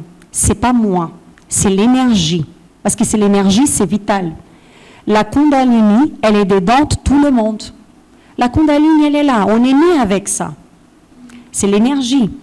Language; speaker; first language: French; non-native, fluent; Portuguese